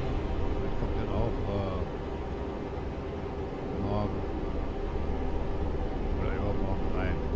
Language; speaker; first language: German; native; German